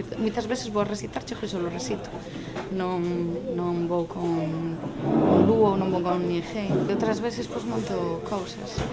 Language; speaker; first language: Galician; native; Galician